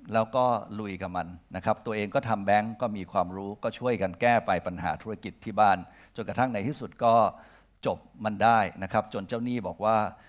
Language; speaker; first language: Thai; native; Thai